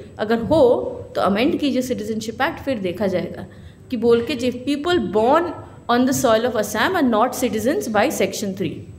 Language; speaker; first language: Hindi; non-native, local second language; Bangla